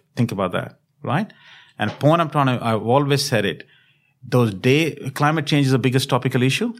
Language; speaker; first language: English; non-native, local second language; Hindi